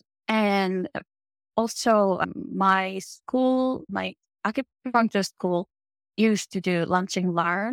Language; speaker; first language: English; non-native, fluent; Japanese